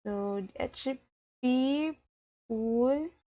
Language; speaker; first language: English; non-native, learner; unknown